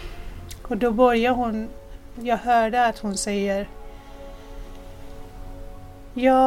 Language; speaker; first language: Swedish; non-native, fluent; Persian